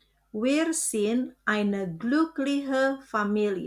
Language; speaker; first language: German; non-native, fluent; Indonesian